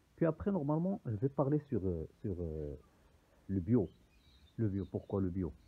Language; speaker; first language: French; non-native, local second language; Arabic